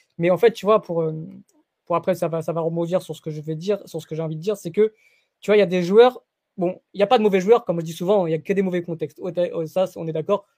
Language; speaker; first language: French; early bilingual, other home language; Portuguese